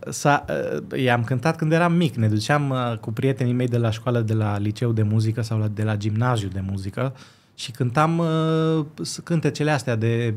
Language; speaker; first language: Romanian; early bilingual, heritage; Romanian